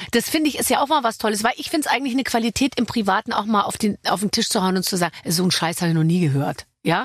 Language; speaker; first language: German; native; German